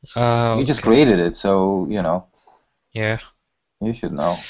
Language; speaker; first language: English; early bilingual, other home language; Polish